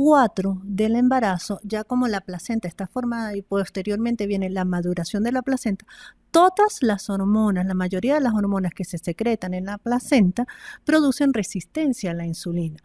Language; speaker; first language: Spanish; native; Spanish